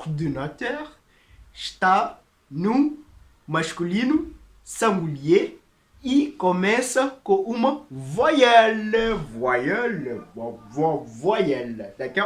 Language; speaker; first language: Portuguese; non-native, fluent; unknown